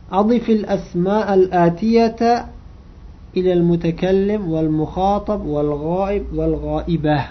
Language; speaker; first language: Arabic; non-native, fluent; Uzbek